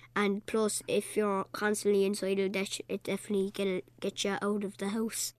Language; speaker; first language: English; native; English